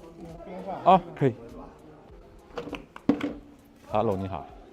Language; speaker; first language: Chinese; non-native, fluent; English